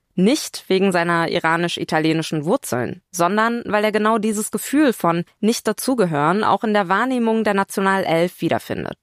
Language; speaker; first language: German; early bilingual, other home language; Turkish